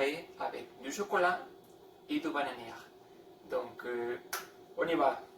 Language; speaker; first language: French; non-native, learner; Spanish